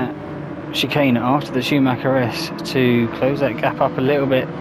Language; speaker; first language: English; native; English